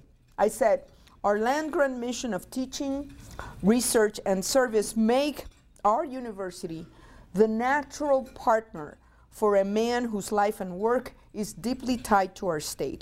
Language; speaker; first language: English; non-native, fluent; Spanish